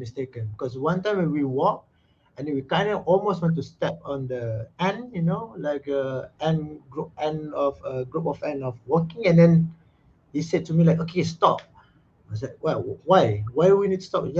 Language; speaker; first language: English; non-native, local second language; Malay